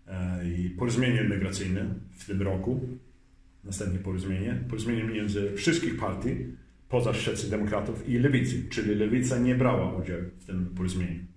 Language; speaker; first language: Polish; early bilingual, heritage; Swedish